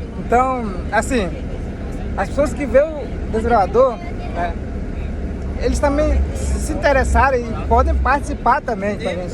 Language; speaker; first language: Portuguese; native; Portuguese